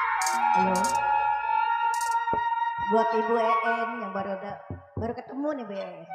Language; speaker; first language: Malay; native; Malay